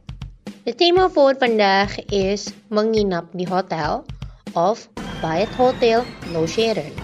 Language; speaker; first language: Dutch; non-native, learner; Indonesian